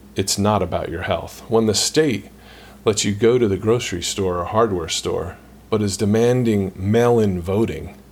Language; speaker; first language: English; native; English